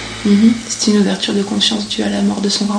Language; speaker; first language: French; native; French